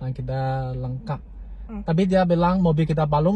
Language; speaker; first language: Indonesian; non-native, learner; Chinese